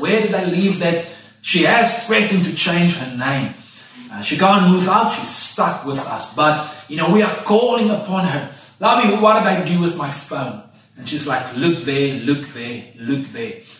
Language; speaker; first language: English; non-native, local second language; Afrikaans